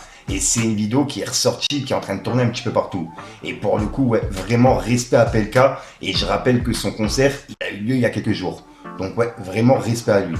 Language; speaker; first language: French; native; French